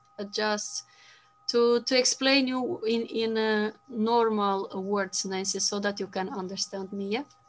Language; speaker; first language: English; non-native, fluent; Romanian